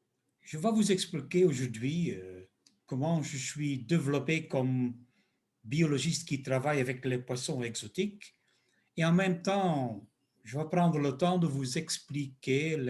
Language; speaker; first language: French; non-native, local second language; Dutch